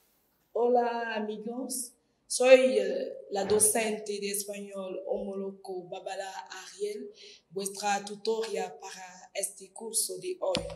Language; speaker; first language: Spanish; non-native, fluent; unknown